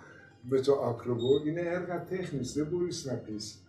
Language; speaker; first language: Greek; non-native, learner; Persian